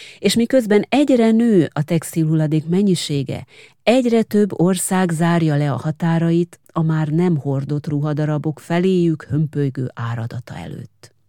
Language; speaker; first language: Hungarian; native; Hungarian